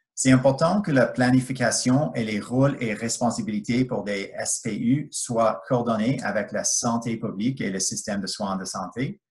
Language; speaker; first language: French; non-native, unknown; English